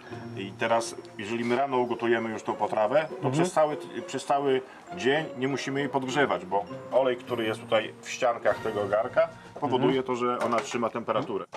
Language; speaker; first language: Polish; native; Polish